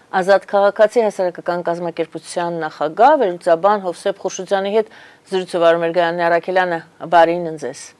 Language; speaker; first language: Armenian; native; Armenian